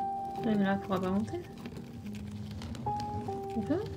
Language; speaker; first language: French; native; French